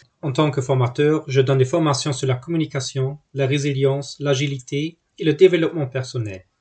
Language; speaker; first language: French; non-native, fluent; German